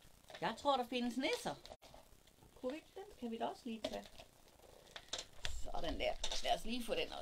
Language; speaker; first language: Danish; native; Danish